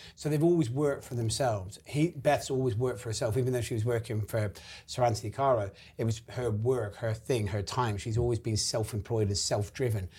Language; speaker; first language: English; native; English